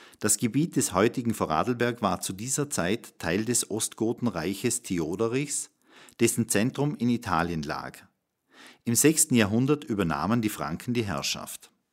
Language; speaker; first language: German; native; German